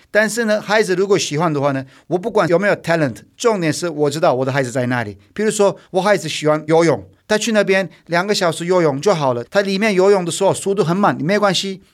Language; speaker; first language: Chinese; non-native, fluent; Turkish